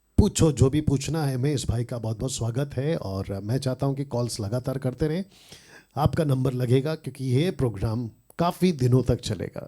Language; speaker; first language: Hindi; native; Hindi